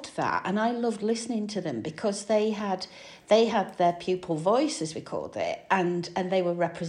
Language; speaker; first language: English; native; English